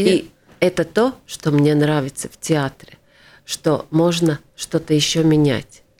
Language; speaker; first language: Russian; non-native, local second language; Latvian